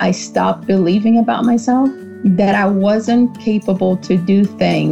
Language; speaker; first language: English; non-native, fluent; Portuguese